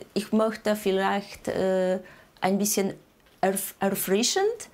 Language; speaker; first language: German; non-native, learner; Polish